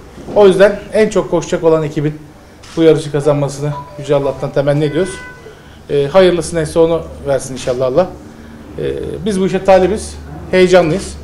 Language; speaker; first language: Turkish; native; Turkish